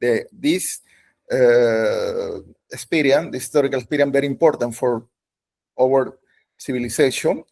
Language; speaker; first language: English; non-native, learner; Spanish